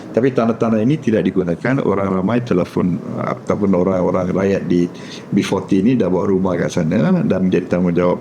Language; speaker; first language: Malay; non-native, local second language; Tamil